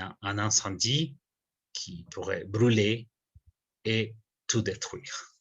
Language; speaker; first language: French; non-native, fluent; Spanish